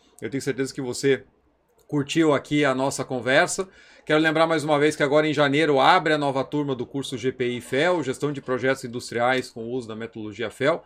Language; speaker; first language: Portuguese; native; Portuguese